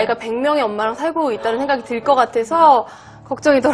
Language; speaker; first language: Korean; native; Korean